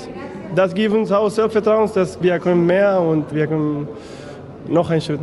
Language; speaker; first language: German; non-native, fluent; Spanish